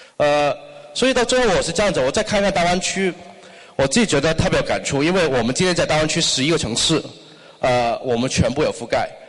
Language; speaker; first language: Chinese; non-native, local second language; Cantonese